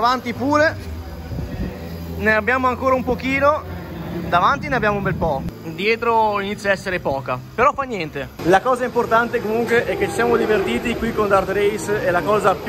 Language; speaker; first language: Italian; native; Italian